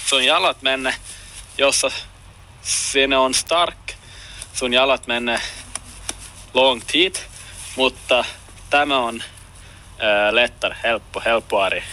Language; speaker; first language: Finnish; non-native, local second language; Swedish